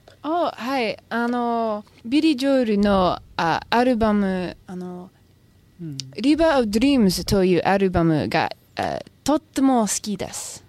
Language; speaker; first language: Japanese; non-native, learner; English